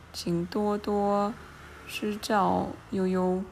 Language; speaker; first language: Chinese; non-native, fluent; English